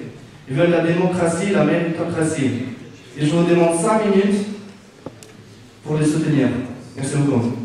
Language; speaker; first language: French; non-native, fluent; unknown